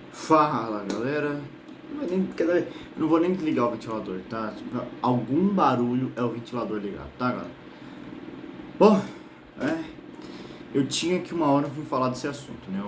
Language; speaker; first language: Portuguese; native; Portuguese